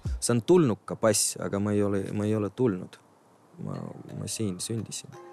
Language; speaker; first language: Estonian; non-native, local second language; Russian